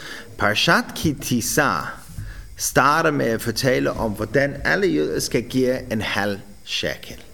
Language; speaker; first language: Danish; non-native, fluent; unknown